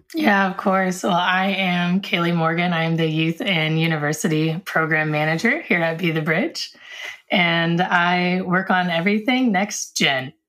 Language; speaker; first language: English; native; English